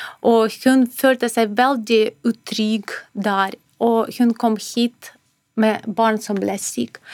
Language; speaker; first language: Norwegian; non-native, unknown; Ukrainian